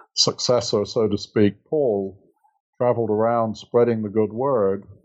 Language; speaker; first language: English; native; English